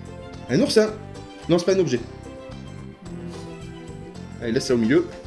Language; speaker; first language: French; native; French